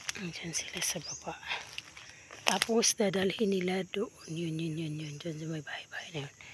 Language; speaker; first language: Filipino; non-native, local second language; Cebuano